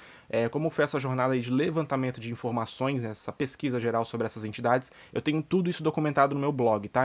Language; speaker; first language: Portuguese; native; Portuguese